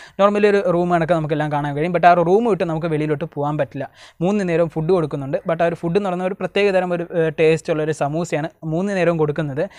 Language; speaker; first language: Malayalam; native; Malayalam